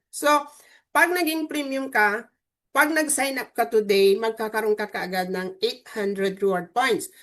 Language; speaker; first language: Filipino; native; Filipino